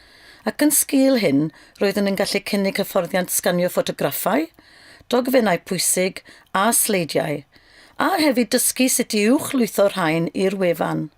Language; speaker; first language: Welsh; native; Welsh